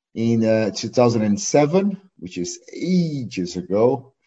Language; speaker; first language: English; non-native, fluent; Portuguese